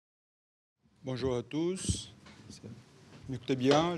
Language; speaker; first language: French; non-native, fluent; Portuguese